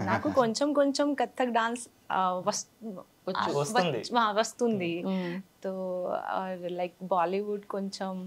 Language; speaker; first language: Telugu; non-native, learner; Hindi